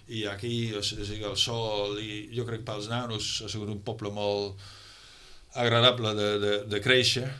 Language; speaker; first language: Catalan; non-native, fluent; Dutch